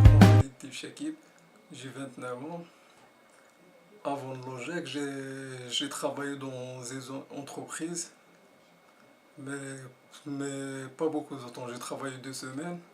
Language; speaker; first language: French; non-native, learner; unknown